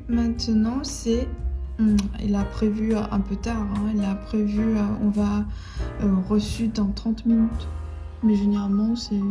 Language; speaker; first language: French; non-native, learner; Chinese